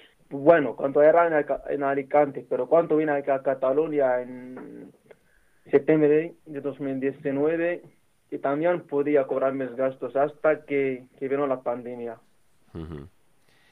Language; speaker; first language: Spanish; non-native, learner; Arabic